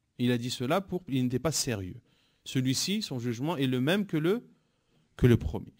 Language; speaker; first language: French; native; French